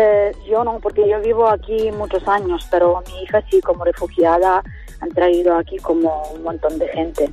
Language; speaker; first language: Spanish; non-native, fluent; Ukrainian